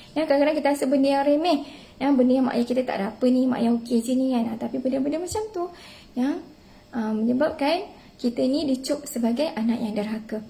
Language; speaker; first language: Malay; native; Malay